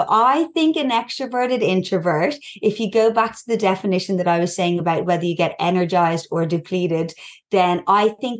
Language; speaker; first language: English; native; English